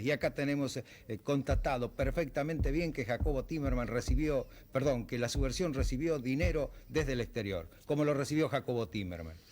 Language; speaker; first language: Spanish; native; Spanish